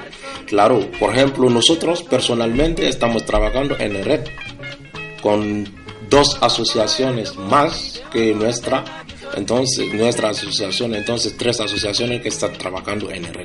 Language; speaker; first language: Spanish; non-native, fluent; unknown